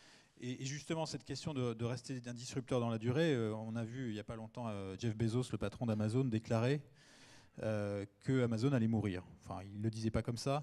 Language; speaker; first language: French; native; French